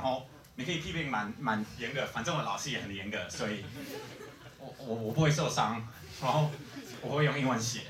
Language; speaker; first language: Chinese; non-native, fluent; English